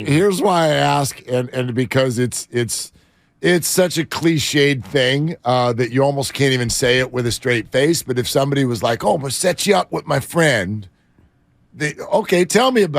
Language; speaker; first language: English; native; English